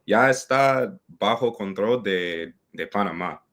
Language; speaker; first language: Spanish; non-native, learner; English